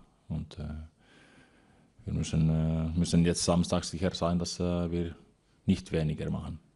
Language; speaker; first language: German; non-native, fluent; Finnish